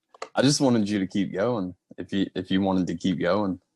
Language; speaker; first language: English; native; English